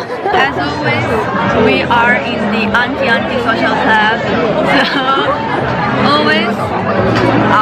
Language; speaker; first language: English; non-native, fluent; Chinese